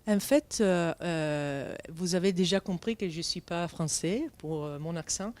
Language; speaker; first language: French; non-native, fluent; Italian